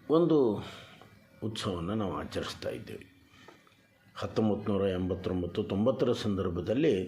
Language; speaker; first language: Kannada; native; Kannada